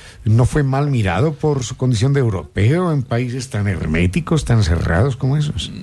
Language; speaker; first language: Spanish; native; Spanish